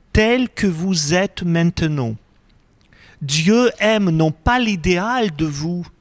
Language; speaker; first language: French; non-native, fluent; Russian